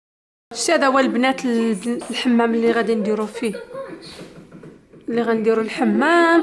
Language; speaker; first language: Arabic; native; Arabic